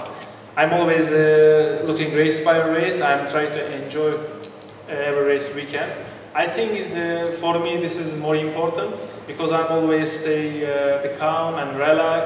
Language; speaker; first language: English; non-native, learner; Turkish